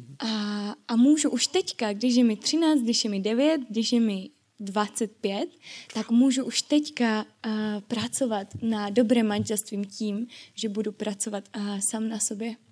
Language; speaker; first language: Czech; native; Czech